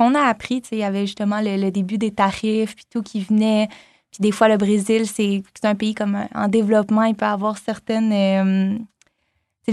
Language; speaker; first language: French; native; French